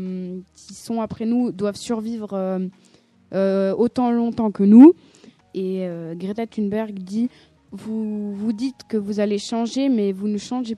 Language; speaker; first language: French; native; French